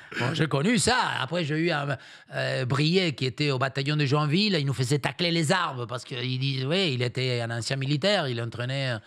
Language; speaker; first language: French; non-native, fluent; Spanish